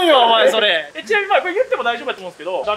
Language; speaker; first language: Japanese; native; Japanese